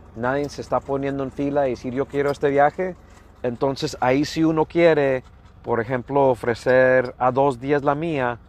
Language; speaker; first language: Spanish; early bilingual, heritage; Spanish